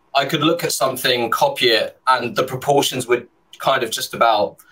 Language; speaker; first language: English; native; English